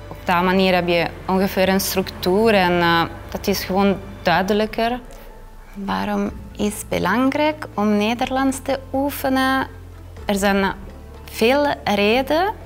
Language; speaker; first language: Dutch; non-native, fluent; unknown